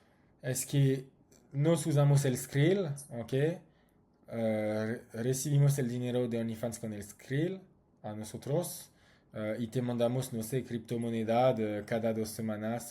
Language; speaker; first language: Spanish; non-native, learner; French